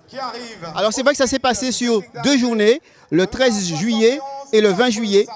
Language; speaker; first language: French; native; French